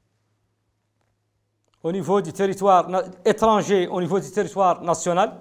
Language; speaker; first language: French; non-native, local second language; Arabic